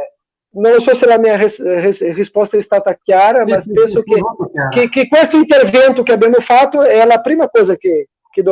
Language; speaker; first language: Italian; non-native, fluent; Portuguese